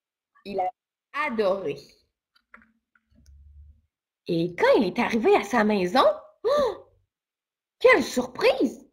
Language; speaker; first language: French; native; French